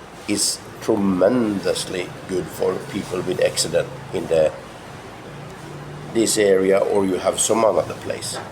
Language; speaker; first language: English; non-native, fluent; Norwegian